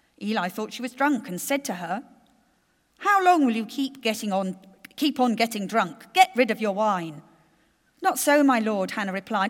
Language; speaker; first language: English; native; English